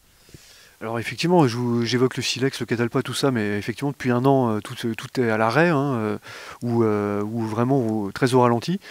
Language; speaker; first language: French; native; French